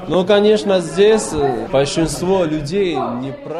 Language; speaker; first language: Russian; non-native, fluent; Chinese